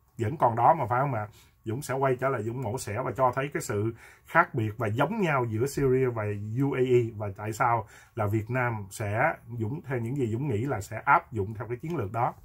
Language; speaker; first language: Vietnamese; native; Vietnamese